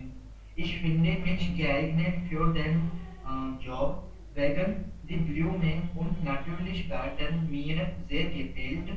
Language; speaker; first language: German; non-native, learner; Hindi